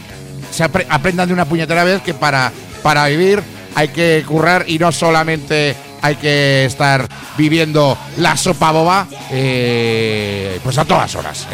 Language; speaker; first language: Spanish; native; Spanish